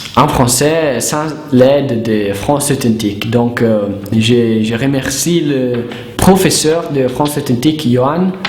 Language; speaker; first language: French; non-native, learner; Italian